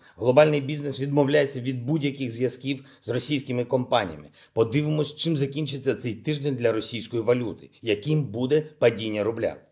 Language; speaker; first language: Ukrainian; non-native, local second language; Russian